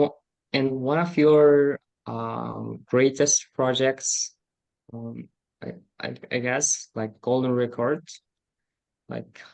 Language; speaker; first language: English; non-native, learner; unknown